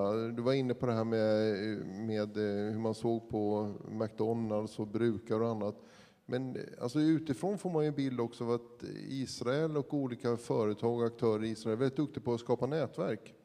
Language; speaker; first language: Swedish; native; Swedish